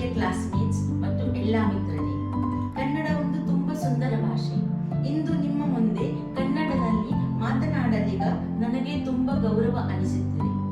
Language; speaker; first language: Kannada; non-native, learner; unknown